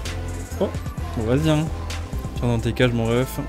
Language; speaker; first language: French; native; French